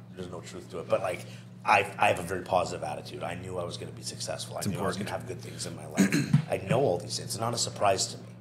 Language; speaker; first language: English; native; English